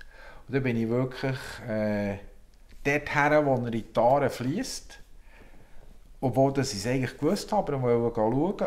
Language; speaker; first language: German; native; German